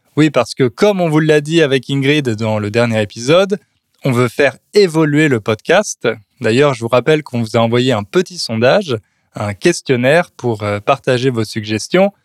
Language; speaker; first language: French; native; French